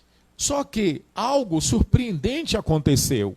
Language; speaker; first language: Portuguese; native; Portuguese